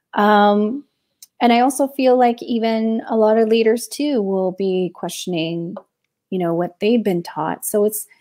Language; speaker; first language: English; native; English